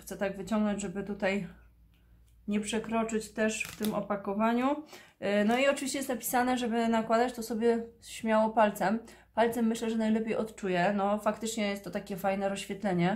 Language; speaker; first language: Polish; native; Polish